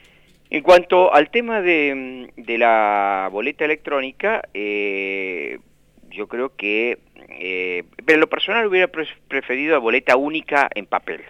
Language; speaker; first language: Spanish; native; Spanish